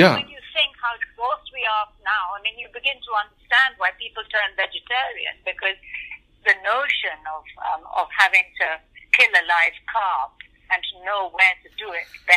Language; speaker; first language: English; non-native, local second language; Urdu